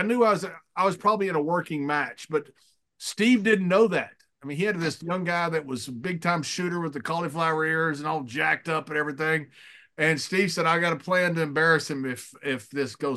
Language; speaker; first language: English; native; English